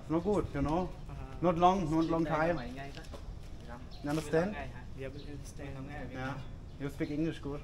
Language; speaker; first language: English; non-native, learner; German